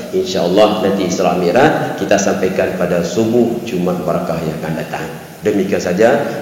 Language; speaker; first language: Malay; non-native, local second language; Achinese